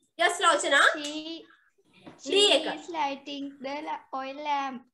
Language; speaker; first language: English; non-native, learner; Sinhala